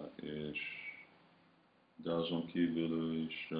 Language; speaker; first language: Hungarian; early bilingual, heritage; Hungarian